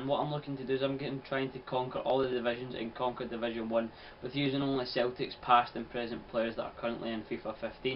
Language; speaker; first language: English; native; English